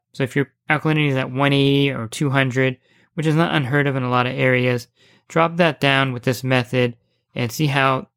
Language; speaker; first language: English; native; English